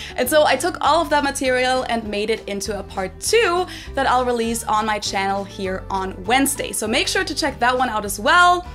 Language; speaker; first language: English; non-native, fluent; German